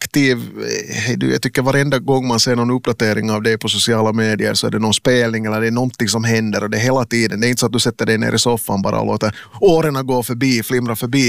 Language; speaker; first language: Swedish; native; Swedish